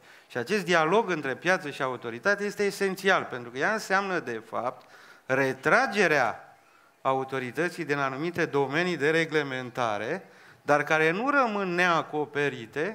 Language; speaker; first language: Romanian; native; Romanian